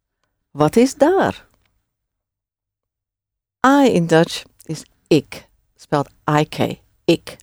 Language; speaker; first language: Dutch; non-native, fluent; English